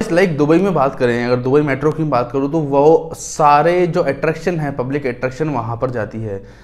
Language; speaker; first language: Hindi; native; Hindi